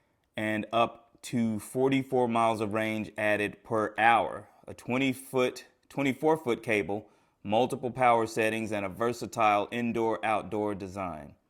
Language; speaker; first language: English; native; English